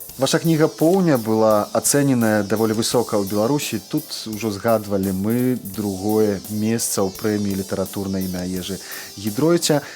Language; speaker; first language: Belarusian; native; Belarusian